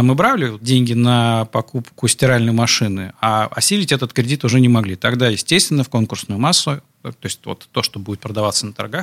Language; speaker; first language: Russian; native; Russian